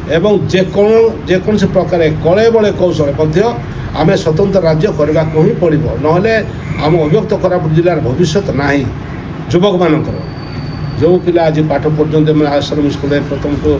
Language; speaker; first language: Odia; non-native, local second language; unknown